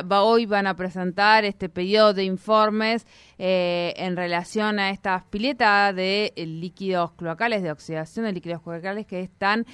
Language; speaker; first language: Spanish; native; Spanish